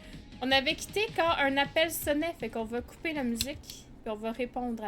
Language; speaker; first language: French; native; French